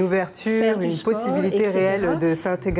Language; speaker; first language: French; native; French